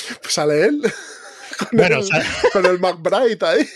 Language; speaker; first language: Spanish; native; Spanish